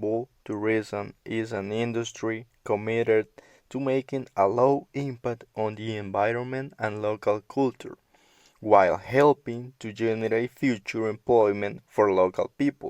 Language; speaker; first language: English; non-native, learner; Spanish